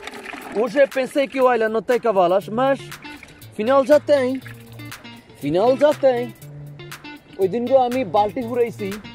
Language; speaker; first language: Portuguese; non-native, learner; Bangla